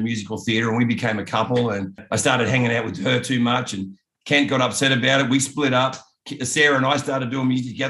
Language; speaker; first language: English; native; English